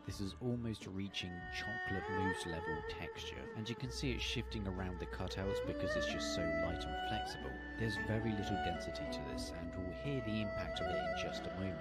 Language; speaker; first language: English; native; English